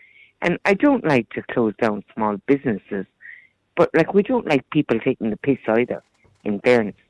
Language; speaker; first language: English; native; English